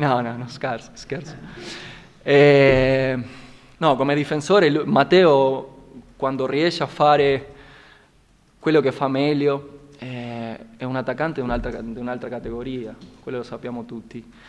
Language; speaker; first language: Italian; non-native, fluent; Spanish